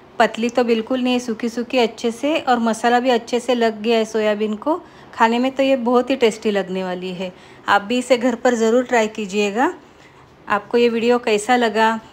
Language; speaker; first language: Hindi; non-native, local second language; Marathi